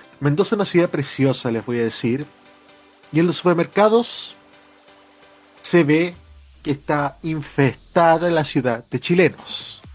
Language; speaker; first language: Spanish; native; Spanish